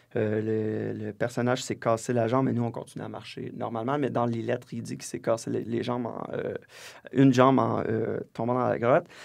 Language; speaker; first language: French; native; French